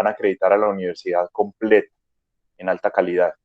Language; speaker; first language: Spanish; native; Spanish